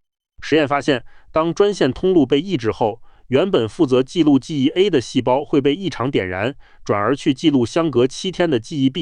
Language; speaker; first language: Chinese; native; Chinese